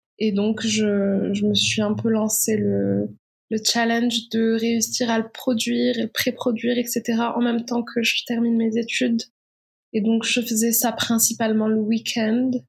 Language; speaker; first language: French; non-native, local second language; Arabic